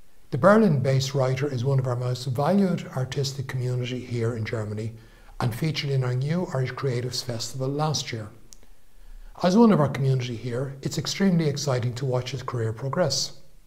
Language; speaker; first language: English; native; English